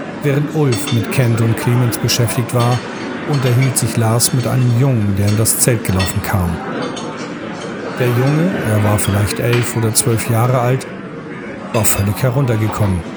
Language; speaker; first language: German; native; German